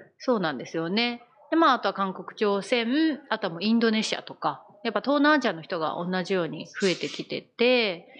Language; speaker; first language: Japanese; native; Japanese